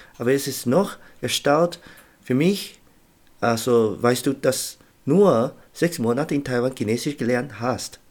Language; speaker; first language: German; non-native, learner; Chinese